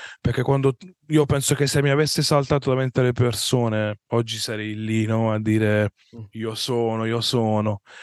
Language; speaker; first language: Italian; native; Italian